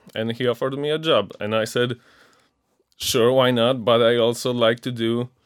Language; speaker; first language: English; non-native, fluent; Polish